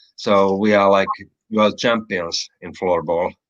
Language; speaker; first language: English; non-native, fluent; Finnish